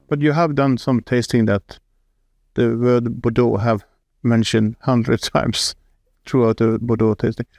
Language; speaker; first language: English; non-native, fluent; Norwegian